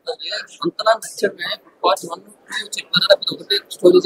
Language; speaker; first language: Telugu; native; Telugu